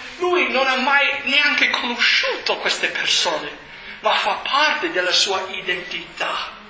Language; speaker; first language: Italian; non-native, fluent; English